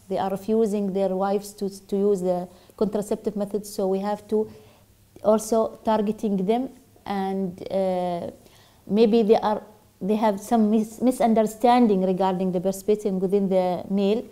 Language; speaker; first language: English; non-native, fluent; Arabic